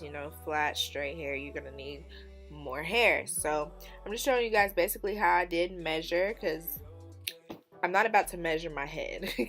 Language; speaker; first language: English; native; English